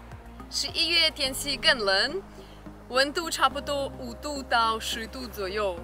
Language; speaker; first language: Chinese; non-native, fluent; Russian